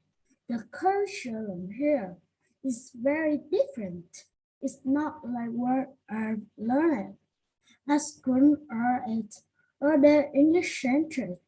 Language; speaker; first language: English; non-native, learner; Vietnamese